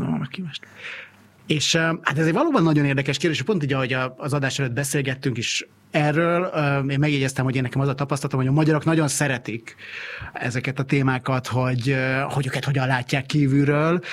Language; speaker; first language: Hungarian; native; Hungarian